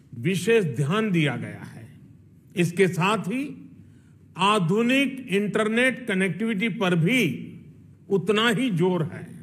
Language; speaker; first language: Hindi; non-native, local second language; Gujarati